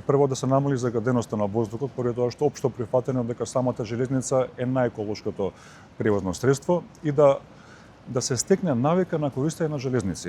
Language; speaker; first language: Macedonian; native; Macedonian